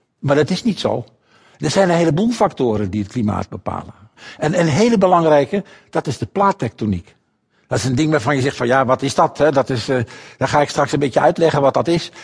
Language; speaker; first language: Dutch; native; Dutch